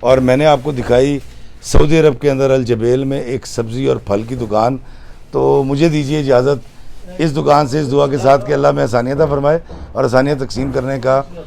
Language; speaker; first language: Hindi; non-native, local second language; Punjabi